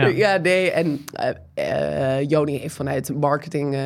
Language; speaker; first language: Dutch; non-native, fluent; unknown